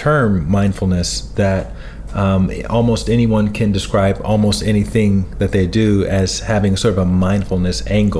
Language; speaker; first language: English; native; English